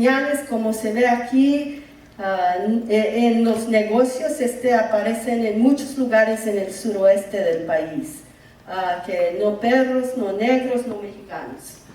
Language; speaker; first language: Spanish; early bilingual, heritage; English